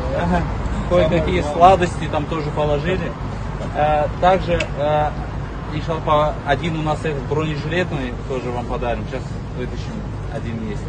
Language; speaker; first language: Russian; non-native, local second language; Crimean Tatar